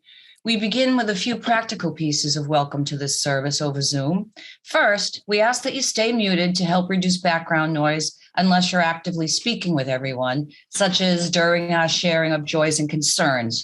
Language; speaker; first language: English; native; English